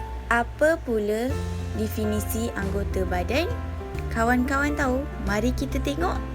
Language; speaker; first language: Malay; native; Malay